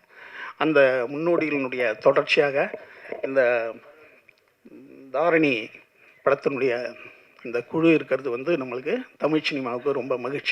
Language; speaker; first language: Tamil; native; Tamil